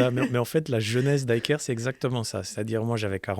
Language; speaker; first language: French; native; French